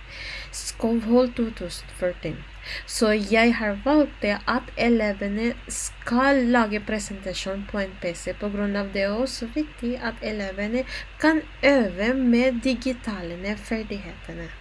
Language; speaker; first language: Norwegian; non-native, learner; Filipino